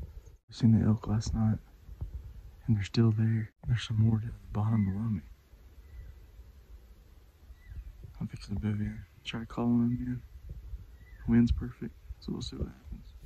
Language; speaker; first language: English; native; English